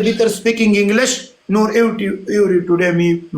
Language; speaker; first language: English; non-native, learner; Pashto